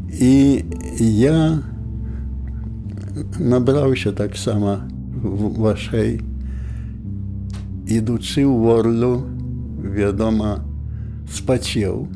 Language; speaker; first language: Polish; non-native, local second language; Belarusian